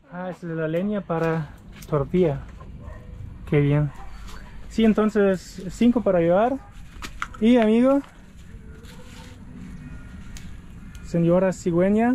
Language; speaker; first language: Spanish; non-native, fluent; German